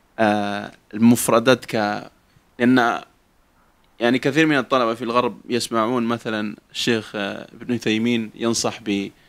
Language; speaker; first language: Arabic; non-native, fluent; Spanish